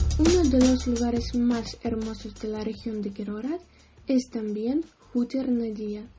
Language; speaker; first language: Spanish; non-native, fluent; Ukrainian